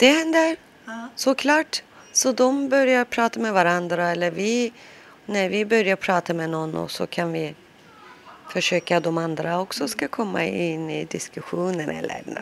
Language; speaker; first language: Swedish; non-native, local second language; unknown